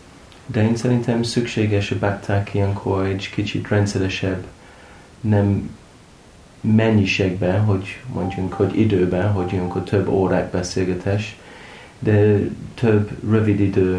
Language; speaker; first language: Hungarian; non-native, learner; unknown